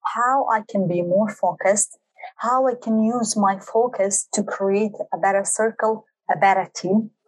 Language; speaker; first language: English; non-native, fluent; Kurdish